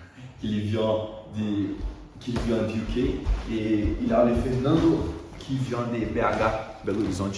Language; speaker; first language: French; non-native, learner; Portuguese